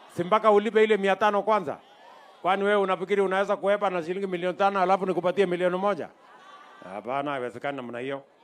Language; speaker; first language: Swahili; non-native, local second language; Kalenjin